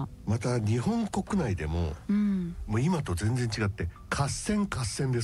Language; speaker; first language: Japanese; native; Japanese